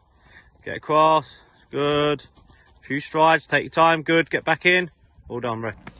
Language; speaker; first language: English; native; English